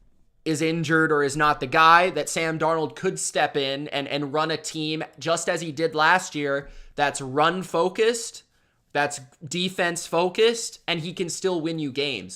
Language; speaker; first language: English; native; English